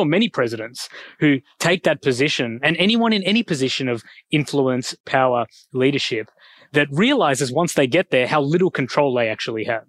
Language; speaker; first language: English; native; English